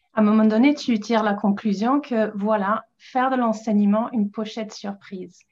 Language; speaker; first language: French; non-native, fluent; English